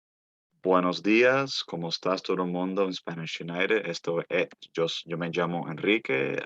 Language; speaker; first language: Spanish; early bilingual, heritage; Spanish